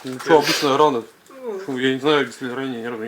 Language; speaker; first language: Russian; native; Russian